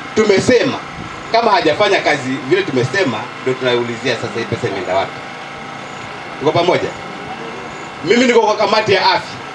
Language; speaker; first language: Swahili; native; Swahili